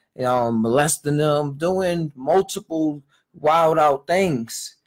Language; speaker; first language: English; native; English